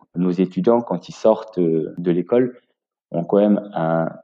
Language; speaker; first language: French; native; French